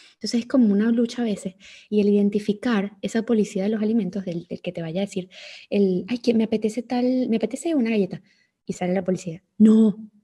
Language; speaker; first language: Spanish; native; Spanish